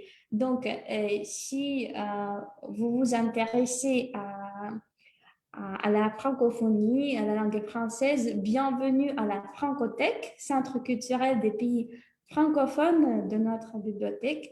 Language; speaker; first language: French; non-native, fluent; Russian